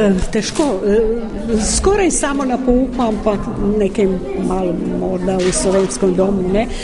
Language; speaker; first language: Slovenian; non-native, learner; Croatian